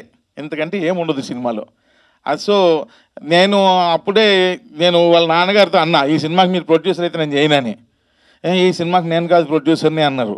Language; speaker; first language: Telugu; native; Telugu